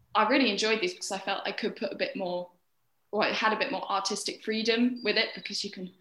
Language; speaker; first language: English; native; English